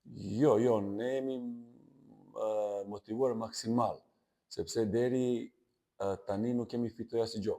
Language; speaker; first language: Albanian; non-native, learner; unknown